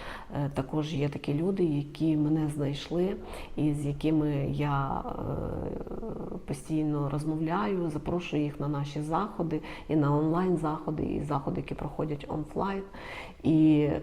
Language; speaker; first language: Ukrainian; native; Ukrainian